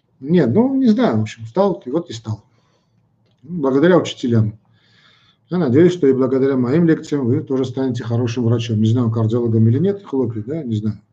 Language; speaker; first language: Russian; non-native, local second language; Armenian